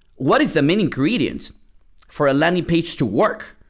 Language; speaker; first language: English; early bilingual, other home language; Spanish